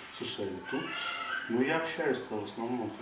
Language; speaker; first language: Russian; native; Russian